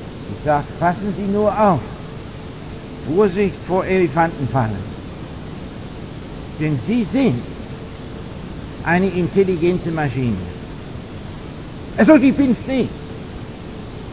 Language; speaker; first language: German; non-native, fluent; English